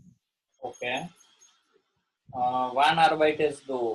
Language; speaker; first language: German; non-native, learner; Gujarati